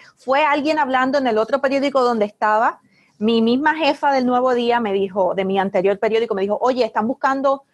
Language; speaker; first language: Spanish; native; Spanish